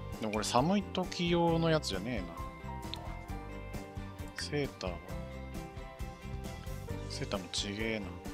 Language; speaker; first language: Japanese; native; Japanese